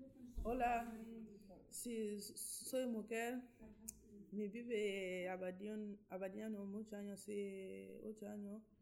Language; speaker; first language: Spanish; non-native, learner; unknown